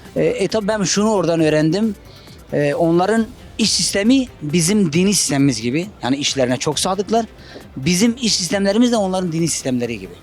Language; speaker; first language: Turkish; native; Turkish